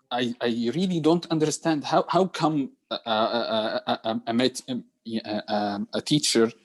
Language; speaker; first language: English; non-native, learner; Arabic